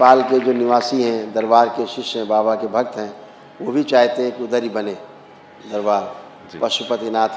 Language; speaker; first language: Hindi; native; Hindi